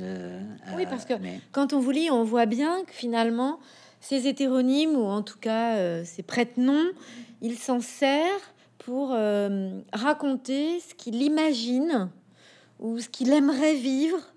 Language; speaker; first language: French; native; French